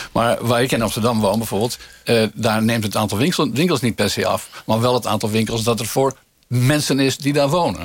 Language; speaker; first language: Dutch; native; Dutch